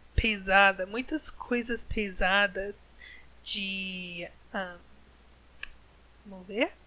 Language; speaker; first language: Portuguese; non-native, learner; English